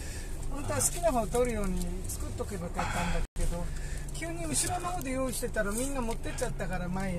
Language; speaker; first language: Japanese; native; Japanese